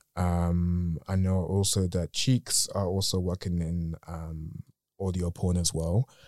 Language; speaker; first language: English; native; English